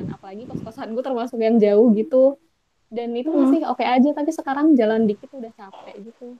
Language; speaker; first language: Indonesian; native; Indonesian